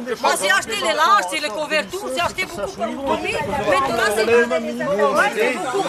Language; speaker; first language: French; non-native, learner; Romanian